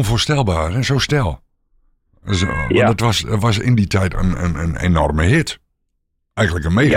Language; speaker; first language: Dutch; native; Dutch